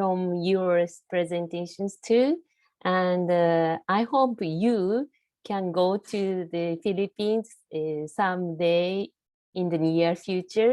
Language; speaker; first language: English; non-native, fluent; Japanese